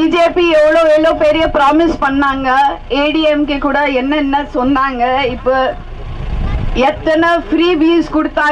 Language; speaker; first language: Tamil; non-native, fluent; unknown